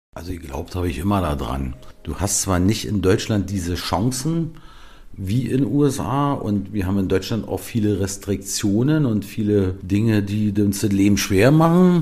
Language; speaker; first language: German; native; German